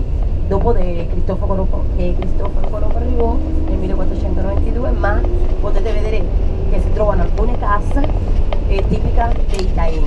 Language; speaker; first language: Italian; non-native, fluent; Spanish